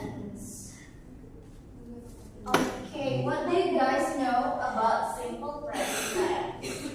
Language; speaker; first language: English; non-native, learner; Indonesian